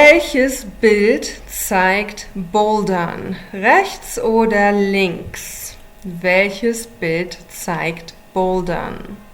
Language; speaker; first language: German; non-native, fluent; English